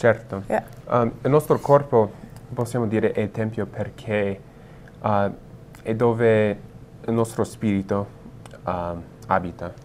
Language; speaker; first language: Italian; non-native, learner; English